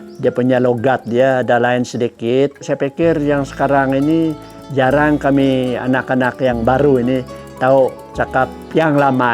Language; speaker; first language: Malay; non-native, local second language; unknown